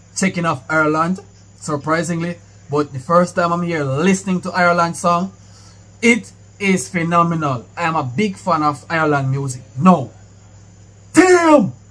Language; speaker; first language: English; non-native, local second language; Jamaican Creole English